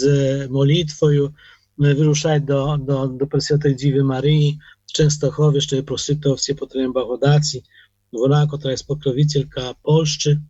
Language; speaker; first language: Polish; non-native, learner; Ukrainian